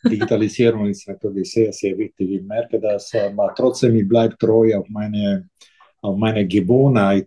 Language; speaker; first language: German; non-native, fluent; Italian